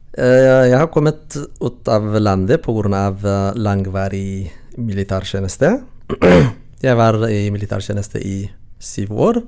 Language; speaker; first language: Norwegian; non-native, learner; Tigrinya